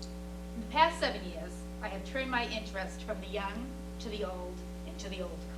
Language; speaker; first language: English; native; English